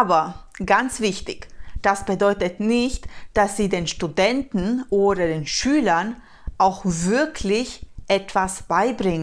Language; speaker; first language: German; non-native, fluent; Romanian